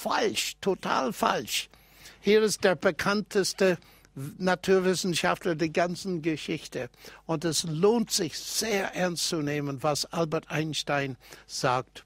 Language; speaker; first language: German; non-native, fluent; English